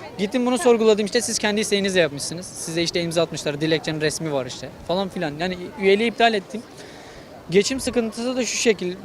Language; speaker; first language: Turkish; non-native, local second language; Kurdish